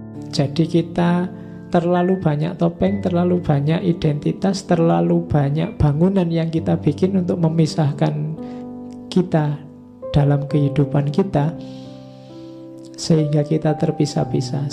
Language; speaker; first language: Indonesian; non-native, local second language; Javanese